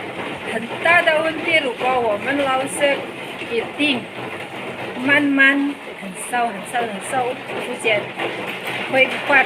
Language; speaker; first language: Chinese; non-native, learner; Indonesian